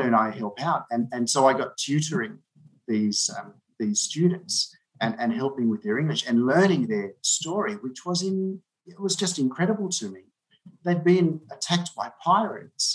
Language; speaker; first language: English; native; English